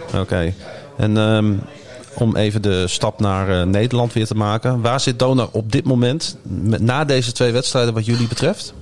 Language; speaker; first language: Dutch; native; Dutch